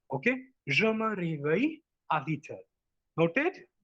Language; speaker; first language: French; non-native, fluent; Hindi